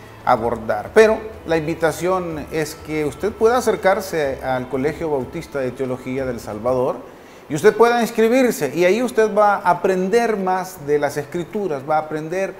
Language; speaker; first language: Spanish; native; Spanish